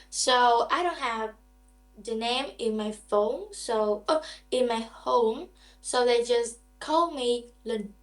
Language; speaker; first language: English; non-native, learner; Vietnamese